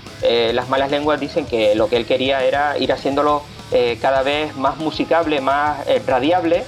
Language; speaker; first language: Spanish; native; Spanish